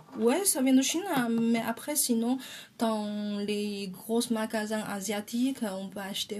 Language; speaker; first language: French; non-native, fluent; Chinese